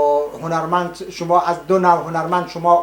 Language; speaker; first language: Persian; native; Persian